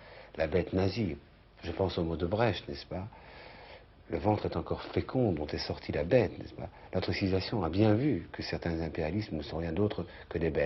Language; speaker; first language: French; native; French